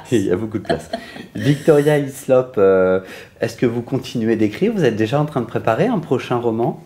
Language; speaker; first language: French; native; French